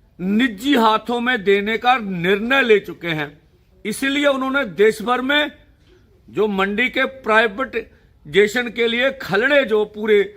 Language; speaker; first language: Hindi; non-native, local second language; Punjabi